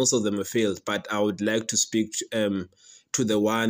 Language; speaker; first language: English; non-native, local second language; Swati